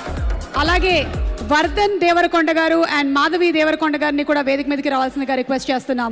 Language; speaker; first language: Telugu; native; Telugu